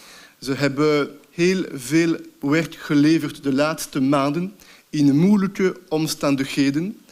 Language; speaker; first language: Dutch; non-native, local second language; French